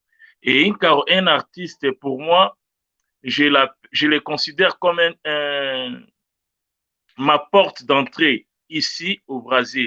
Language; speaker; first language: French; non-native, local second language; Luba-Lulua